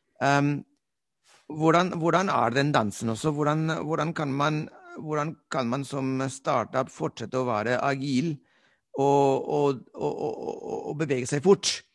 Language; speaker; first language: Norwegian; non-native, fluent; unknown